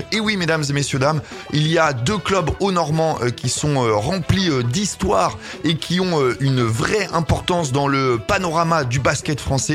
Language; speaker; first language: French; native; French